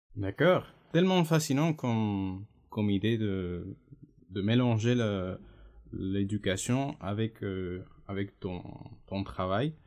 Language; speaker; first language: French; non-native, fluent; Spanish